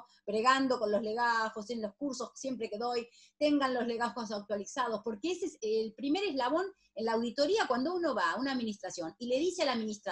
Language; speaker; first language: Spanish; native; Spanish